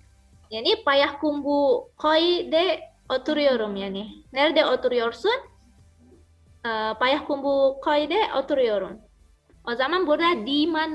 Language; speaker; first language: Turkish; non-native, fluent; Indonesian